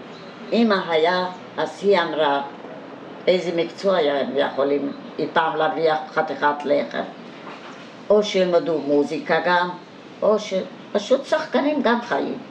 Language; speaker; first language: Hebrew; non-native, fluent; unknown